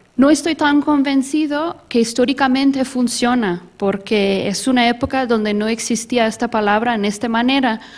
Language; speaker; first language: Spanish; early bilingual, heritage; Spanish